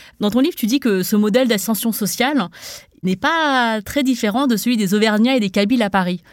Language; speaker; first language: French; native; French